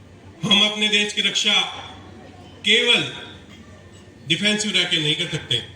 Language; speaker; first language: Hindi; native; Hindi